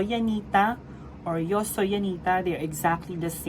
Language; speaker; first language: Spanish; non-native, fluent; Filipino